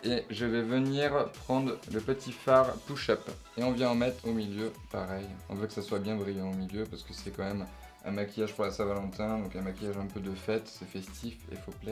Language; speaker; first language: French; native; French